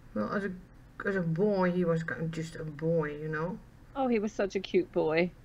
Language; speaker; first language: English; non-native, fluent; Dutch